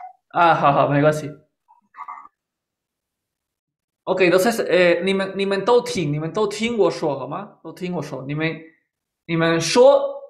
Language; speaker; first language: Chinese; non-native, fluent; Spanish